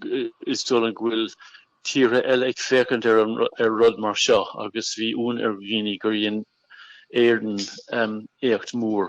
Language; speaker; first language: Irish; non-native, local second language; English